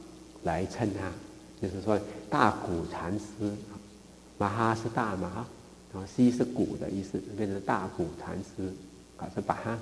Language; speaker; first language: Chinese; native; Chinese